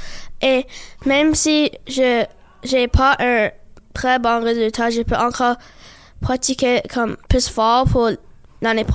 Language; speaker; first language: French; early bilingual, other home language; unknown